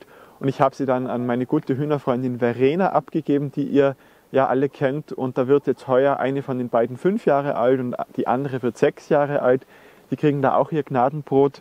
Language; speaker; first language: German; native; German